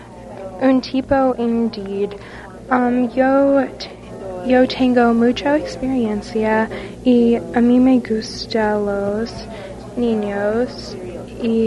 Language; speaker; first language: Spanish; non-native, learner; English